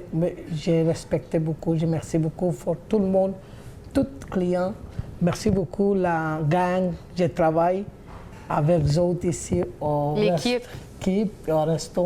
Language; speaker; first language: French; non-native, learner; Bangla